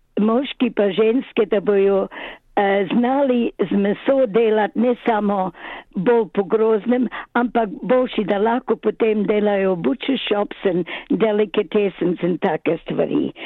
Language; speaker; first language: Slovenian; early bilingual, other home language; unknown